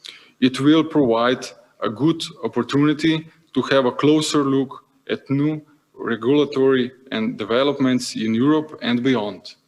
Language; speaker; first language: English; non-native, fluent; Slovenian